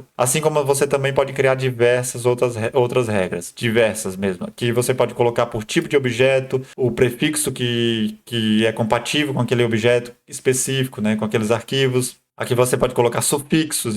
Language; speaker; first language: Portuguese; native; Portuguese